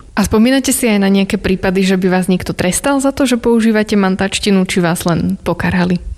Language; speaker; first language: Slovak; native; Slovak